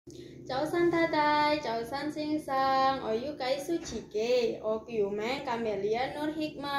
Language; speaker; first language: Cantonese; non-native, learner; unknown